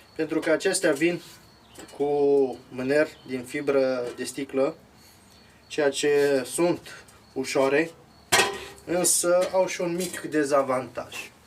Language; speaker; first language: Romanian; native; Romanian